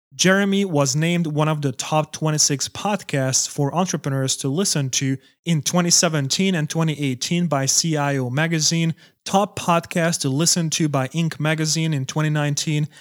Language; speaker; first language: English; non-native, fluent; Hungarian